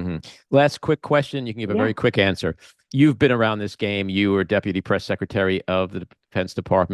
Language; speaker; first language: English; native; English